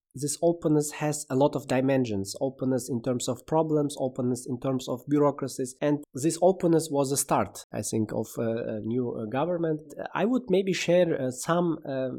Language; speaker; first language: English; non-native, fluent; Uzbek